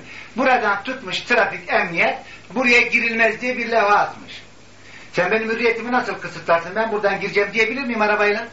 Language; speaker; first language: Turkish; native; Turkish